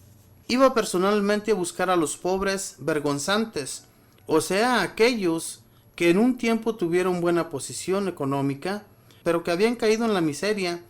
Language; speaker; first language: Spanish; native; Spanish